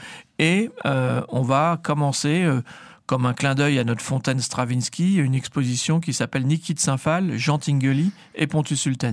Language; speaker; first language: French; native; French